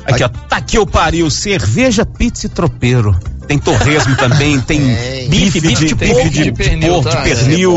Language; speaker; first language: Portuguese; native; Portuguese